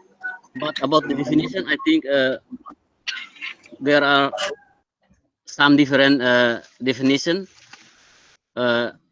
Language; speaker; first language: English; non-native, learner; Indonesian